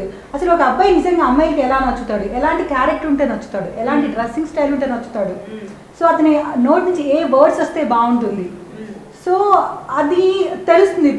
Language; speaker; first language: Telugu; native; Telugu